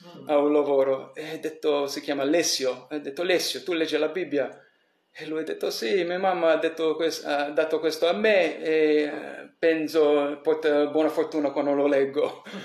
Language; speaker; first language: Italian; early bilingual, heritage; English